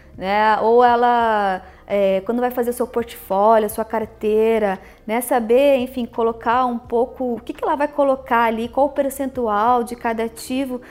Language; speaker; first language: Portuguese; native; Portuguese